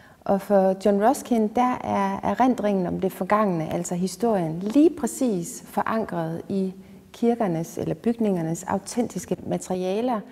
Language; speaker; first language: Danish; native; Danish